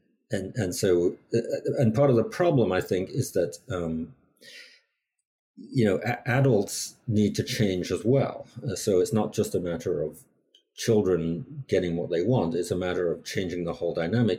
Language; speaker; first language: English; native; English